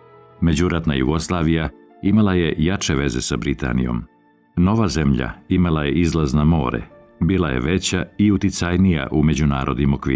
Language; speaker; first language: Bosnian; native; Bosnian